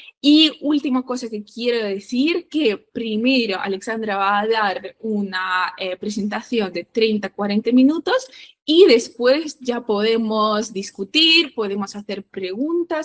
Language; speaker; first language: Spanish; non-native, fluent; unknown